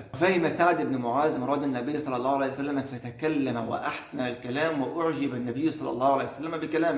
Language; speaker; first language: Arabic; native; Arabic